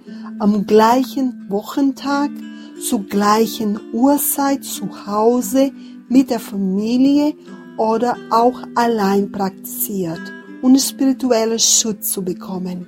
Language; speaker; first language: German; non-native, fluent; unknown